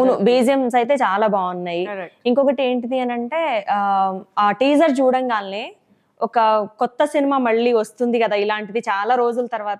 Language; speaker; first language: Telugu; native; Telugu